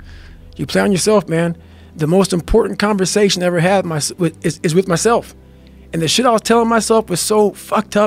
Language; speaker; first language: English; native; English